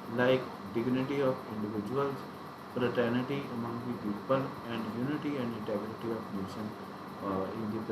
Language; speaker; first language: English; non-native, local second language; Punjabi